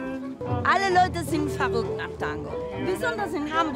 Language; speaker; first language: German; non-native, fluent; Spanish